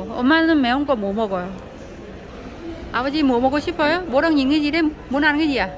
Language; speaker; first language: Korean; non-native, learner; Vietnamese